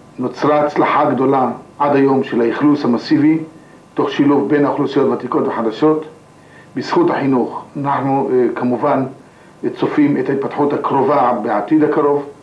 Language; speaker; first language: Hebrew; native; Hebrew